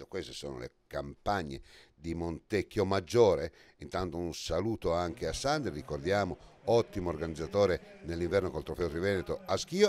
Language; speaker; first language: Italian; native; Italian